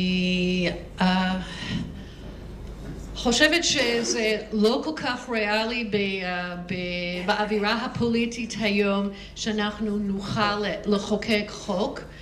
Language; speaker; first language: Hebrew; non-native, fluent; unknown